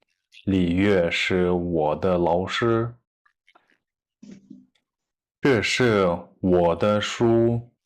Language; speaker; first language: Chinese; non-native, fluent; Kyrgyz